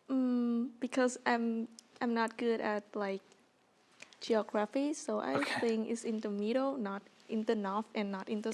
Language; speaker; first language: English; non-native, learner; Vietnamese